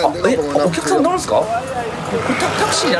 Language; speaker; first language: Japanese; native; Japanese